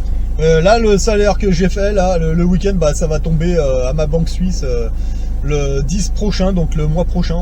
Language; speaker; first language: French; native; French